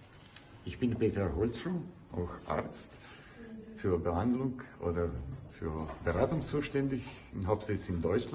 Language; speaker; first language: German; non-native, fluent; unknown